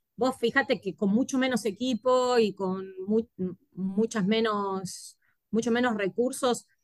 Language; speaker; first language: Spanish; native; Spanish